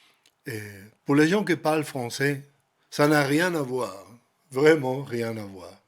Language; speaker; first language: French; non-native, learner; Spanish